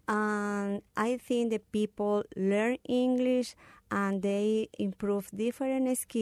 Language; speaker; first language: English; non-native, learner; Spanish